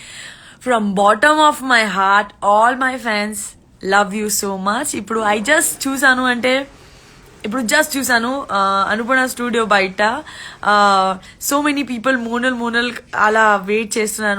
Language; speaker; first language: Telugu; non-native, local second language; Gujarati